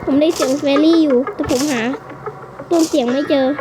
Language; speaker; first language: Thai; native; Thai